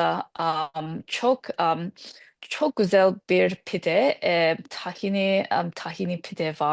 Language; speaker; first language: Turkish; non-native, learner; English